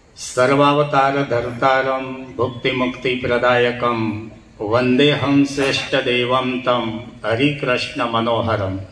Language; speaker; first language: Hindi; non-native, local second language; Marathi